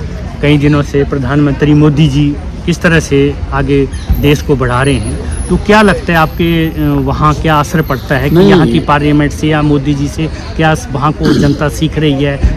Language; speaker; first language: Hindi; native; Hindi